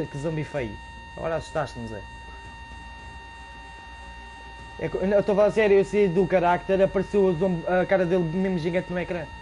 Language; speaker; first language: Portuguese; native; Portuguese